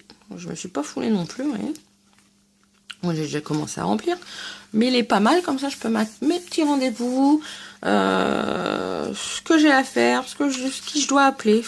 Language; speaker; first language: French; native; French